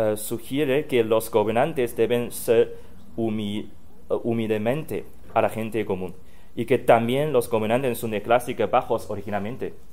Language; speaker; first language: Spanish; non-native, fluent; Chinese